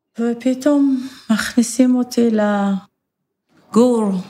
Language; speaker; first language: Hebrew; non-native, fluent; Persian